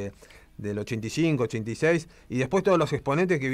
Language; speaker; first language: Spanish; native; Spanish